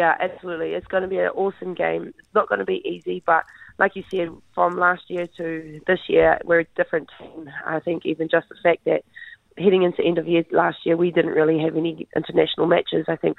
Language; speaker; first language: English; native; English